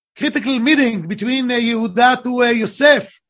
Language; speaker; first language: English; non-native, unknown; Hebrew